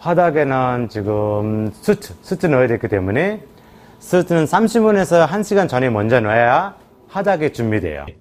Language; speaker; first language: Korean; non-native, fluent; Nepali